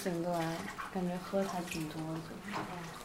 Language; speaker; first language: Chinese; native; Chinese